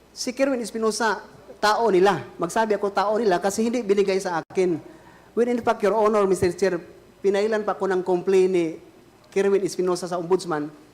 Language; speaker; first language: Filipino; non-native, local second language; Cebuano